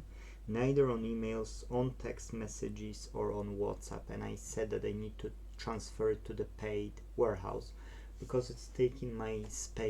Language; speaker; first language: English; non-native, fluent; Polish